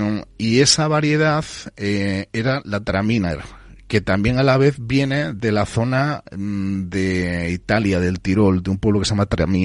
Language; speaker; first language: Spanish; native; Spanish